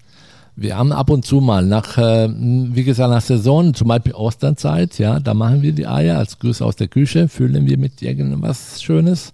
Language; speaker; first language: German; non-native, fluent; Italian